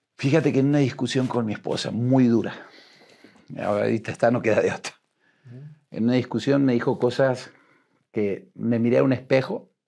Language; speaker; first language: Spanish; native; Spanish